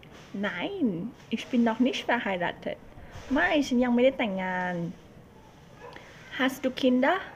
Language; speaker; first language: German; non-native, learner; Thai